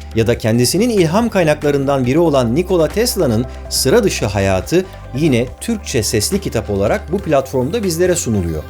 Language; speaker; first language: Turkish; native; Turkish